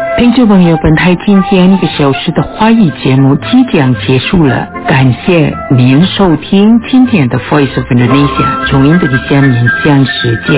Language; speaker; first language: Chinese; non-native, fluent; Indonesian